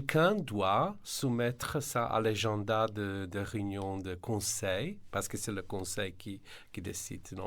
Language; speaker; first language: French; non-native, fluent; Slovenian